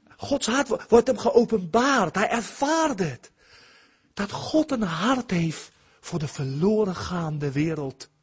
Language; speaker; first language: Dutch; early bilingual, heritage; Dutch